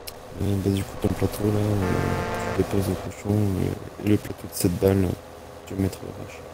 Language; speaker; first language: French; native; French